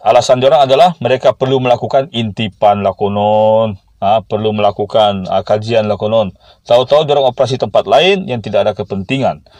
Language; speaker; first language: Malay; native; Malay